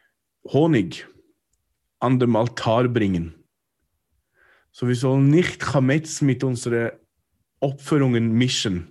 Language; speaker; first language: German; non-native, fluent; English